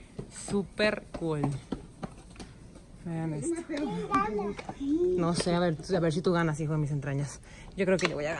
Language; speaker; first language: Spanish; native; Spanish